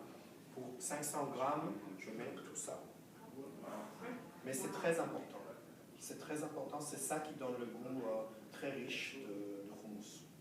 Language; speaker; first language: French; non-native, fluent; Hebrew